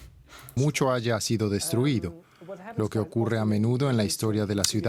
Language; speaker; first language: Spanish; native; Spanish